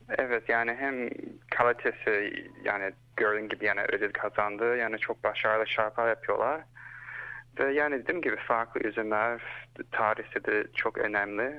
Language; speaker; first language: Turkish; early bilingual, heritage; Turkish